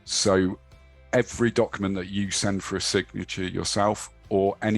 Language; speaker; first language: English; native; English